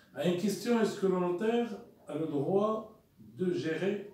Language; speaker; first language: French; non-native, local second language; Arabic